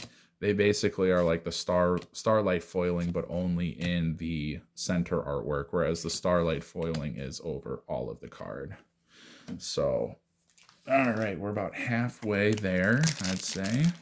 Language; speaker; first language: English; native; English